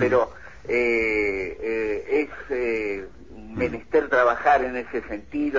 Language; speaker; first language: Spanish; native; Spanish